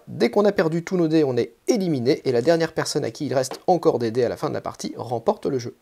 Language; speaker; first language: French; native; French